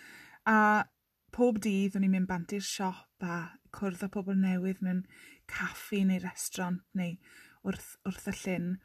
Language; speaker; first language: Welsh; non-native, local second language; English